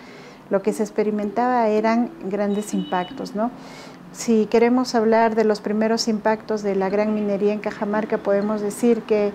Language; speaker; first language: Spanish; native; Spanish